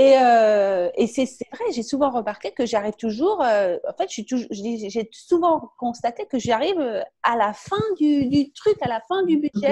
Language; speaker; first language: French; native; French